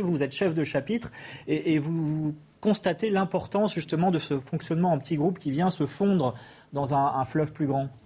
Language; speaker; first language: French; native; French